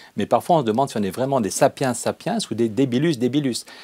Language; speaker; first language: French; native; French